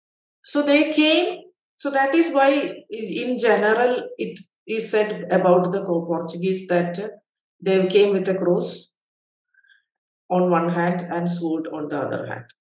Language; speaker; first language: English; non-native, local second language; Malayalam